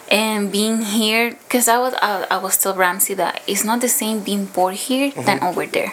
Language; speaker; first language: English; non-native, fluent; Spanish